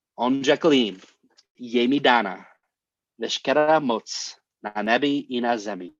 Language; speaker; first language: Czech; non-native, fluent; English